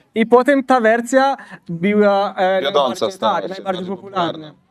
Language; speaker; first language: Polish; non-native, fluent; Italian